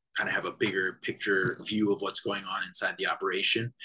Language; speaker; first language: English; native; English